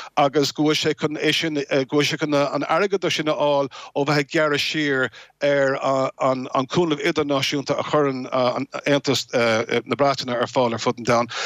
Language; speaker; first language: Irish; non-native, local second language; English